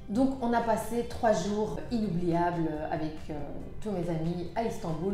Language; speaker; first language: French; native; French